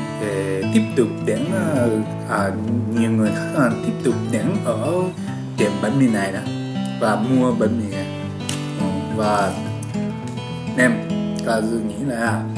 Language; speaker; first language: Vietnamese; non-native, learner; Japanese